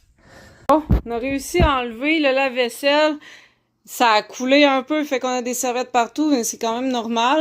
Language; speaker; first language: French; native; French